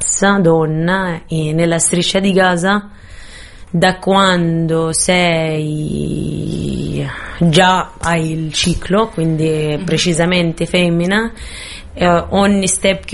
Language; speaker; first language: Italian; non-native, fluent; Arabic